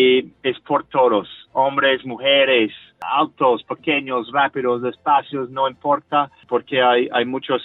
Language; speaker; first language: Spanish; non-native, learner; English